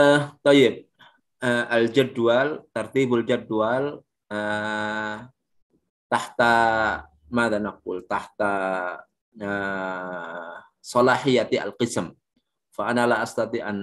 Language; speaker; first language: Arabic; non-native, fluent; Indonesian